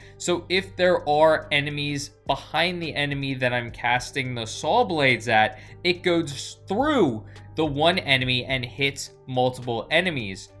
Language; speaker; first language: English; native; English